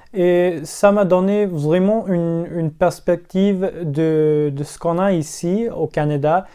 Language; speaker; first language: French; non-native, local second language; English